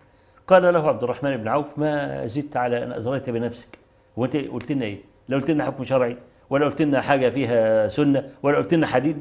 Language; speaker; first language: Arabic; native; Arabic